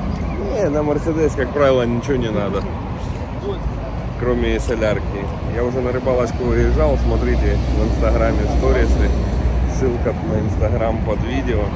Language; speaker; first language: Russian; native; Russian